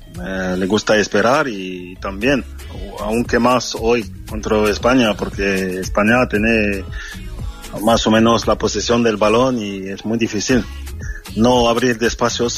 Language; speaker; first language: Spanish; non-native, fluent; French